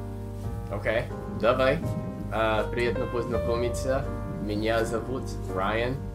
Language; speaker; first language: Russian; non-native, learner; English